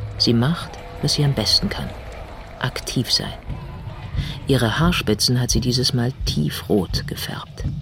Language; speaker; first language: German; native; German